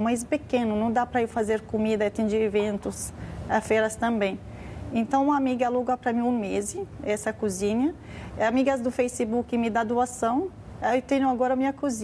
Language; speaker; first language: Portuguese; non-native, learner; Arabic